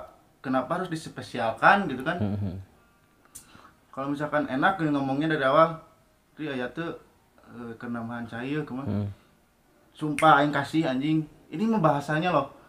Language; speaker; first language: Indonesian; non-native, local second language; Sundanese